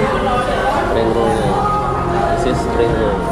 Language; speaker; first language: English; non-native, learner; Indonesian